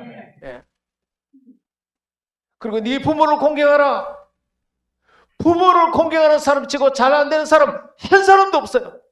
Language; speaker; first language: Korean; native; Korean